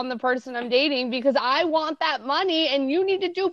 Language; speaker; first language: English; native; English